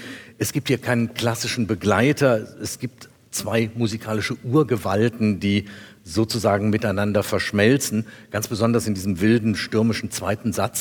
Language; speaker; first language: German; native; German